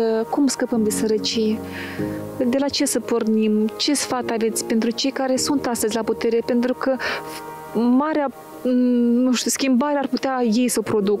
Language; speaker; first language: Romanian; native; Romanian